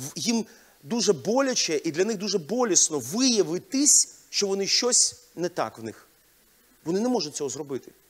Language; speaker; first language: Ukrainian; non-native, local second language; Russian